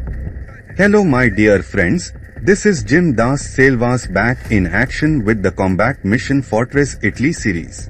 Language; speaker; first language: English; non-native, fluent; Portuguese